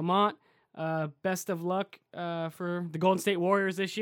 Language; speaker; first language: English; native; English